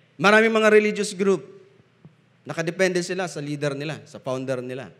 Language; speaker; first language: Filipino; non-native, local second language; Bikol